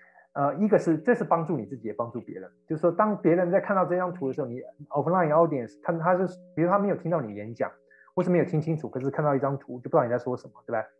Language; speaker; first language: Chinese; native; Chinese